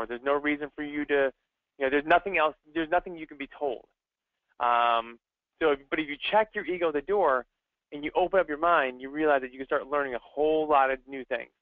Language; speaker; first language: English; native; English